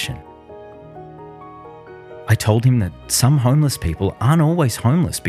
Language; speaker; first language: English; native; English